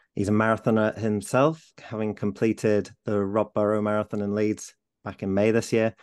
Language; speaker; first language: English; native; English